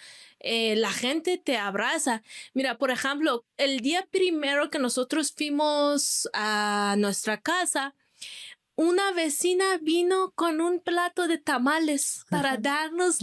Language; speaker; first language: Spanish; non-native, fluent; Persian